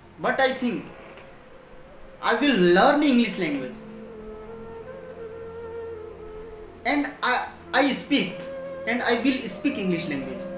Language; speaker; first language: English; non-native, learner; Hindi